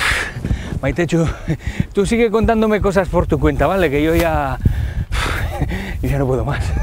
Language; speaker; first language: Spanish; native; Spanish